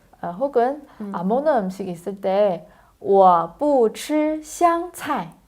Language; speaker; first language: Korean; non-native, local second language; Chinese